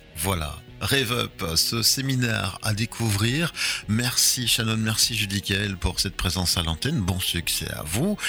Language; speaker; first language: French; native; French